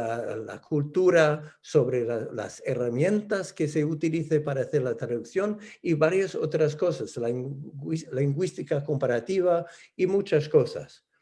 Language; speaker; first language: Spanish; non-native, fluent; English